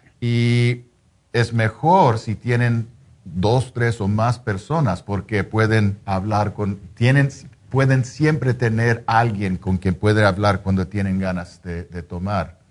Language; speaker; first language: Spanish; non-native, fluent; English